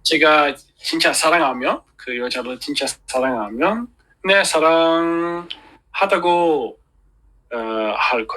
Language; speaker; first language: Korean; non-native, learner; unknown